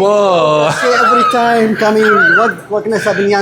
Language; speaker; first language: Filipino; non-native, learner; Arabic